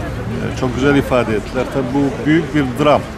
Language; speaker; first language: Turkish; native; Turkish